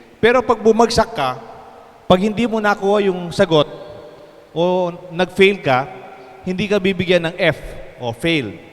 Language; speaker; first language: Filipino; non-native, local second language; Pampanga